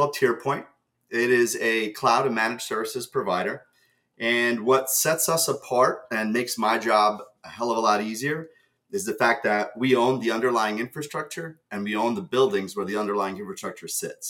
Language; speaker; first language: English; early bilingual, other home language; Russian